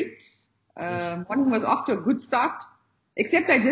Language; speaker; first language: English; native; English